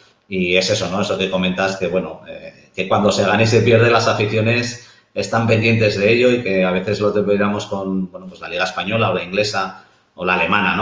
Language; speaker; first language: Spanish; native; Spanish